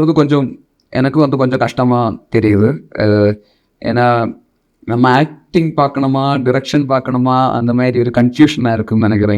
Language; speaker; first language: Tamil; non-native, local second language; Malayalam